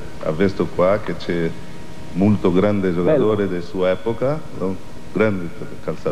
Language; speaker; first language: Italian; non-native, learner; Portuguese